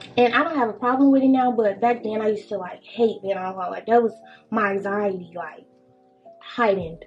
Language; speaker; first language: English; native; English